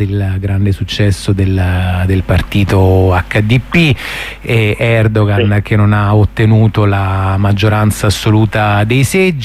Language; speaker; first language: Italian; native; Italian